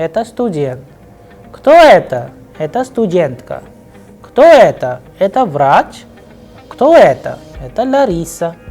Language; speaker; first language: Russian; non-native, fluent; Hindi